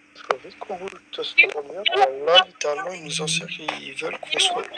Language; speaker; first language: French; native; French